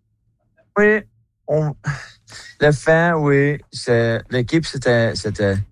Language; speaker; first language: French; non-native, learner; Dutch